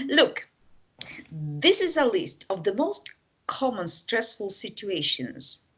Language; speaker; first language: English; non-native, fluent; Russian